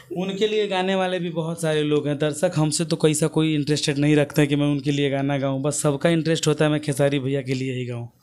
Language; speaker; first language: Hindi; non-native, local second language; Bhojpuri